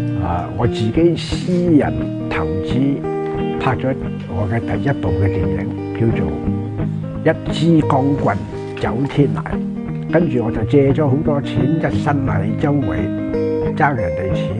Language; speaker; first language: Cantonese; native; Cantonese